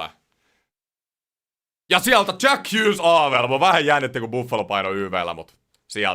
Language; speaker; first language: Finnish; native; Finnish